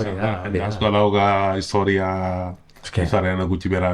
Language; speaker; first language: Basque; non-native, learner; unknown